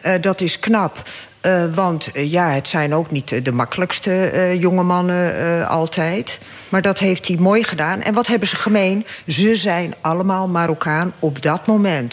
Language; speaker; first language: Dutch; early bilingual, other home language; Arabic